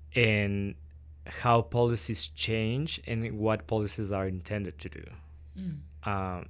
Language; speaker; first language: English; non-native, fluent; Spanish